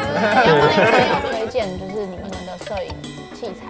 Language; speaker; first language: Chinese; native; Chinese